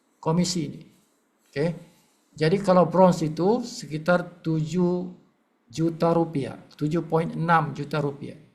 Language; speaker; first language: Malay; native; Malay